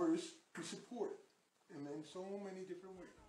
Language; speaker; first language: English; native; English